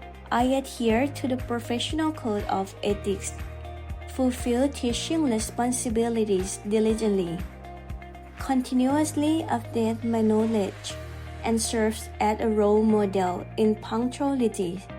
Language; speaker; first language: English; non-native, fluent; Thai